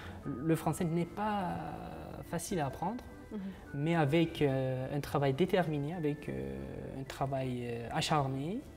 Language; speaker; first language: French; non-native, fluent; Uzbek